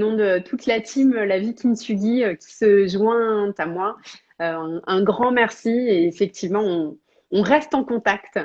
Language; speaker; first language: French; native; French